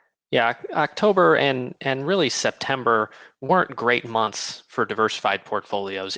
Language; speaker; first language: English; native; English